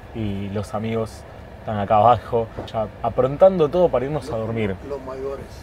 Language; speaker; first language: Spanish; native; Spanish